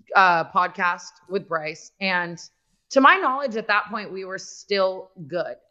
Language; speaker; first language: English; native; English